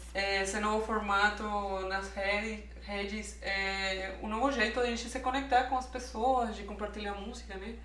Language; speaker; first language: Portuguese; non-native, fluent; Spanish